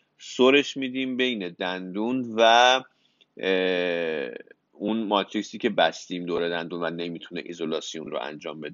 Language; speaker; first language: Persian; native; Persian